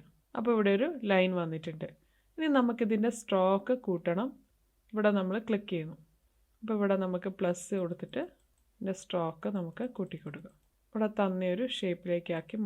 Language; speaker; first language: Malayalam; native; Malayalam